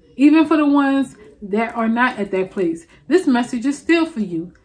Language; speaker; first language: English; native; English